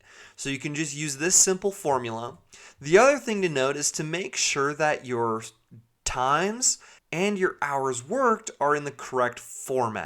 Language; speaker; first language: English; native; English